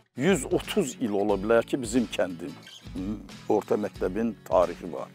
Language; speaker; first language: Azerbaijani; non-native, local second language; Lezghian